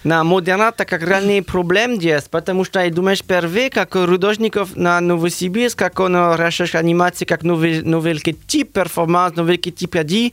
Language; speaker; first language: Russian; non-native, learner; French